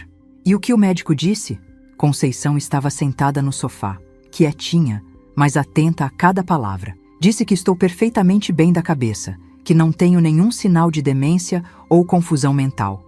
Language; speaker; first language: Portuguese; native; Portuguese